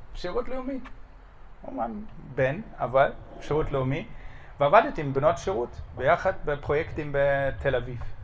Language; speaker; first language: Hebrew; non-native, fluent; German